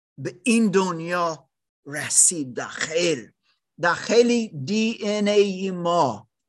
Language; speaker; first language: Persian; non-native, learner; German